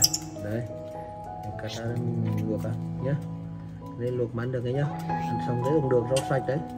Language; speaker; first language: Vietnamese; native; Vietnamese